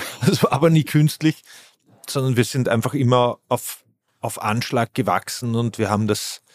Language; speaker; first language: German; native; German